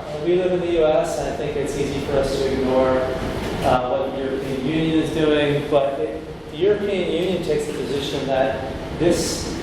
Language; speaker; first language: English; native; English